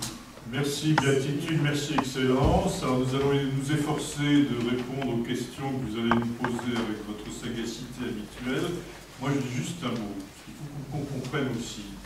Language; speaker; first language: French; native; French